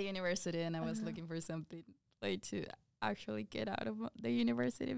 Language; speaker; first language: English; non-native, fluent; Spanish